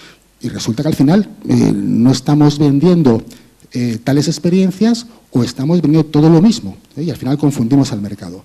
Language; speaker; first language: Spanish; native; Spanish